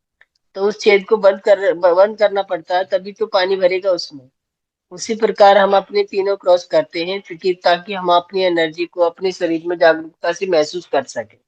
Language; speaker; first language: Hindi; native; Hindi